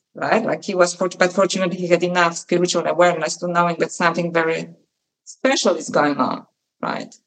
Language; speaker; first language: English; non-native, fluent; Polish